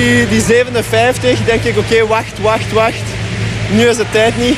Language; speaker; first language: Dutch; non-native, local second language; French